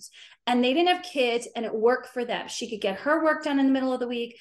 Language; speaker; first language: English; native; English